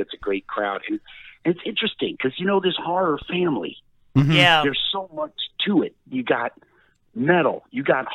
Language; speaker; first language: English; native; English